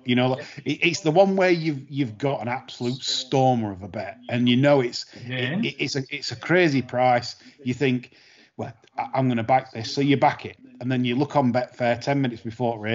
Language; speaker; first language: English; native; English